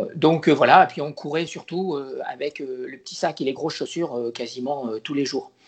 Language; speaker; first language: French; native; French